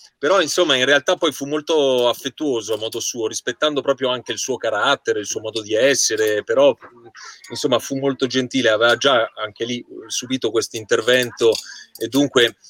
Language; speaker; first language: Italian; native; Italian